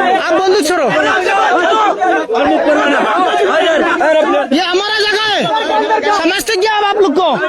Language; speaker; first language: Hindi; non-native, learner; Bangla